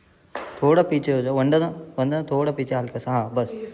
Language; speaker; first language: Hindi; non-native, local second language; Marathi